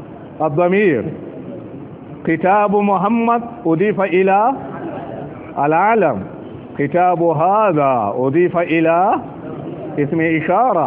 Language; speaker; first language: Arabic; non-native, fluent; Hausa